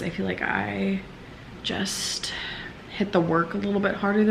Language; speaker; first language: English; native; English